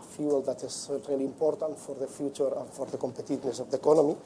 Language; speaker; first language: English; non-native, fluent; Spanish